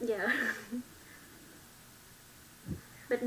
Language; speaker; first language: English; non-native, learner; Vietnamese